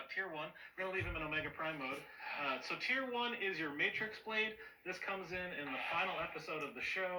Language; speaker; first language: English; native; English